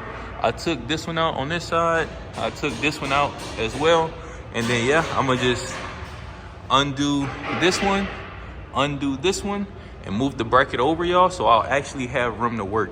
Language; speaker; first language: English; native; English